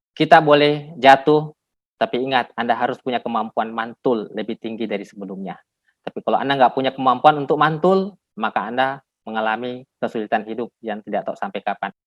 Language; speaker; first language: Indonesian; non-native, local second language; Buginese